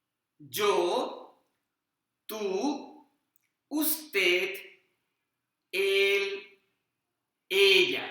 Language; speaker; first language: Spanish; non-native, fluent; Urdu